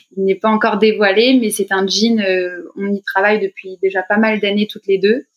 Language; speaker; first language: French; native; French